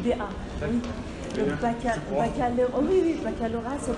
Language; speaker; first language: French; non-native, learner; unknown